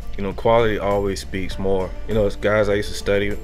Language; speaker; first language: English; native; English